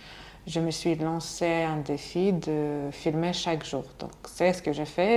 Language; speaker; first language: French; non-native, fluent; Russian